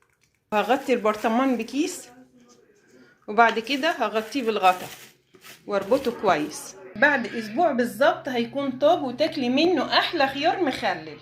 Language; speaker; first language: Arabic; native; Arabic